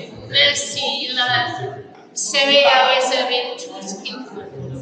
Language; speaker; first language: French; non-native, fluent; English